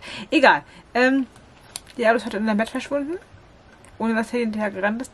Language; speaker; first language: German; native; German